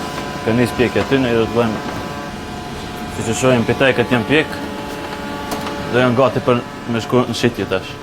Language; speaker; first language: Albanian; native; Albanian